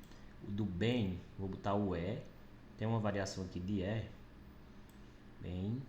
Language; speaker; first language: Portuguese; native; Portuguese